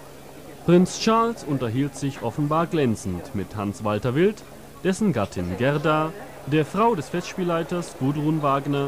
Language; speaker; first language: German; native; German